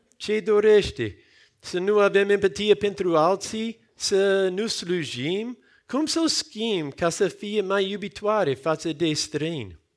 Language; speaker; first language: Romanian; non-native, fluent; English